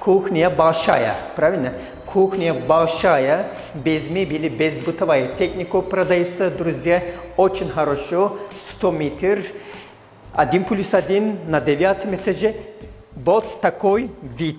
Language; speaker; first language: Russian; non-native, fluent; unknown